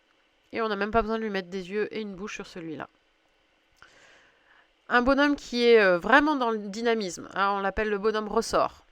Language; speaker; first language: French; native; French